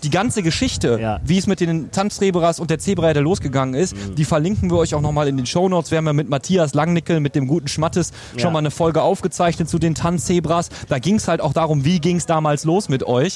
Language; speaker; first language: German; native; German